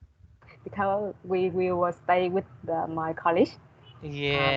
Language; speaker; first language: English; non-native, learner; Vietnamese